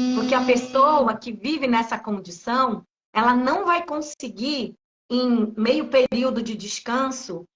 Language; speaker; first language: Portuguese; native; Portuguese